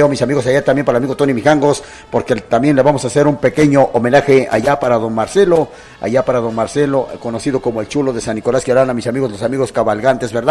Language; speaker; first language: Spanish; native; Spanish